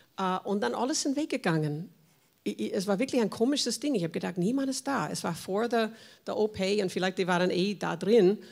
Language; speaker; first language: German; non-native, fluent; English